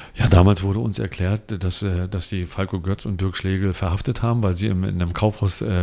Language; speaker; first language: German; native; German